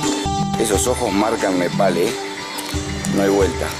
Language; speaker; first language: Spanish; native; Spanish